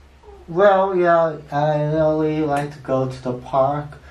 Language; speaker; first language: English; non-native, learner; Korean